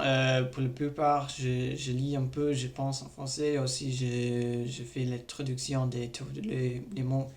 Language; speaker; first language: French; non-native, learner; English